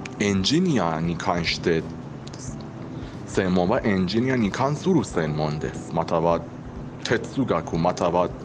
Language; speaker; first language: Japanese; non-native, learner; Persian